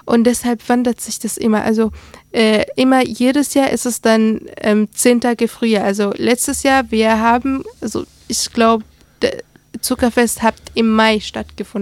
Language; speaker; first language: German; early bilingual, other home language; Arabic